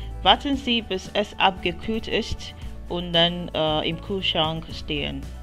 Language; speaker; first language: German; non-native, learner; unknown